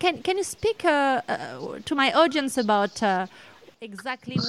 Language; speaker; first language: English; non-native, learner; French